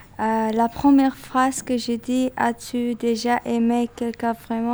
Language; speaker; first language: French; non-native, learner; Persian